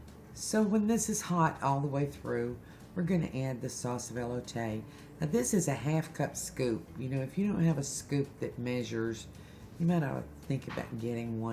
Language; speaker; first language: English; native; English